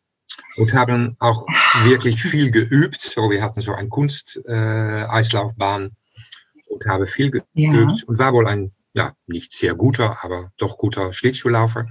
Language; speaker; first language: German; non-native, fluent; Dutch